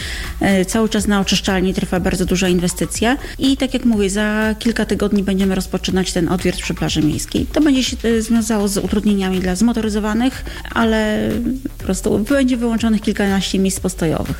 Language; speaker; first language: Polish; native; Polish